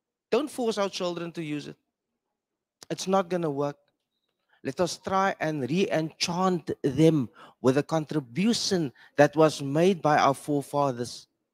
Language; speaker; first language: English; non-native, local second language; Afrikaans